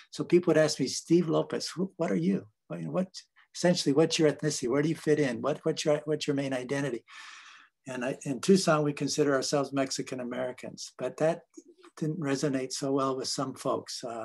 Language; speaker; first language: English; native; English